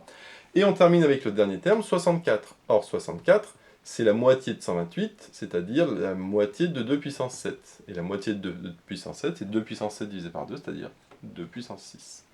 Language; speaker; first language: French; native; French